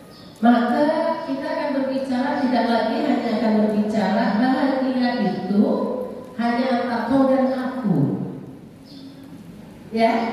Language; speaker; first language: Indonesian; native; Indonesian